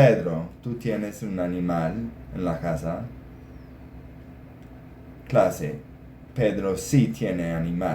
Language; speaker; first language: Spanish; non-native, fluent; English